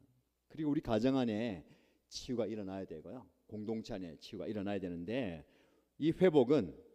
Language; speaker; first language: Korean; native; Korean